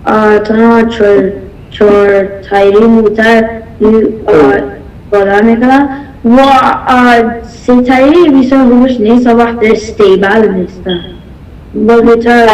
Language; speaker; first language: Persian; early bilingual, heritage; Persian